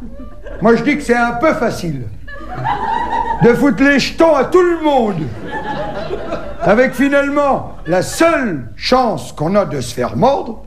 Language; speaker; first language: French; native; French